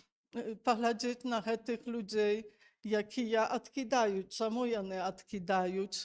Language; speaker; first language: Polish; non-native, local second language; Belarusian